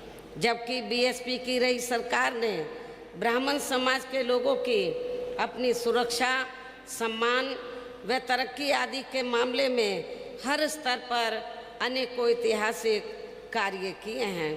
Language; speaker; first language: Hindi; native; Hindi